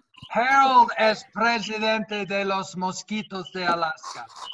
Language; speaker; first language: Spanish; non-native, fluent; English